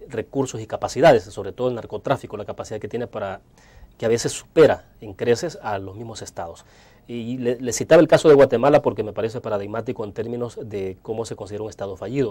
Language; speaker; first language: Spanish; native; Spanish